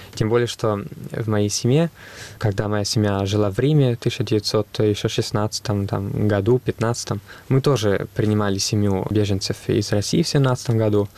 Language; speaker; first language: Russian; non-native, fluent; Italian